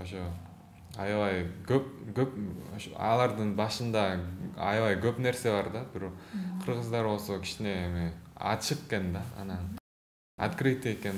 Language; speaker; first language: Kyrgyz; early bilingual, other home language; Korean